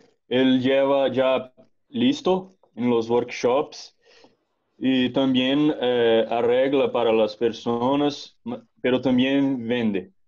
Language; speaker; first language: Spanish; non-native, learner; Portuguese